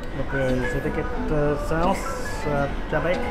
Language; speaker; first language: Indonesian; non-native, learner; English